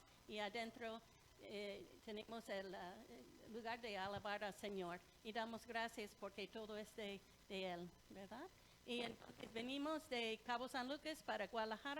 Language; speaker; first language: Spanish; non-native, fluent; English